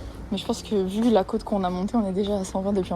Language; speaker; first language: French; native; French